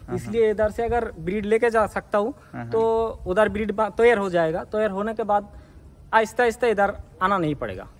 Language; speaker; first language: Hindi; non-native, local second language; Bangla